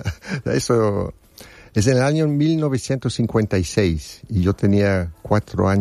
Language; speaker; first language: Spanish; non-native, fluent; German